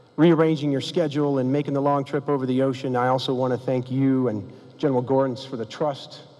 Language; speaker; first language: English; native; English